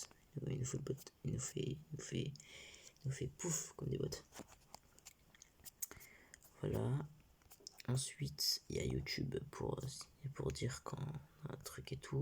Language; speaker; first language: French; native; French